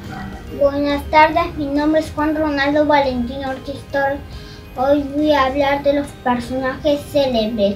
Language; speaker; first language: Spanish; native; Spanish